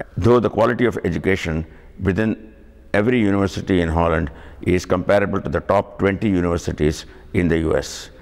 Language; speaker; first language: English; non-native, local second language; Tamil